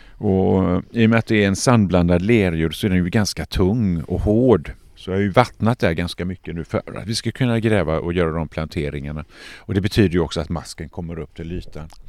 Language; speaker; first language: Swedish; native; Swedish